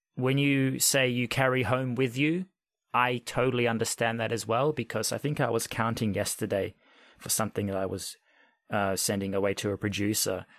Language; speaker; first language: English; native; English